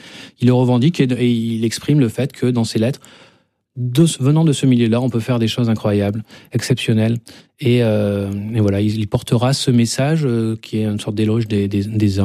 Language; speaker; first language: French; native; French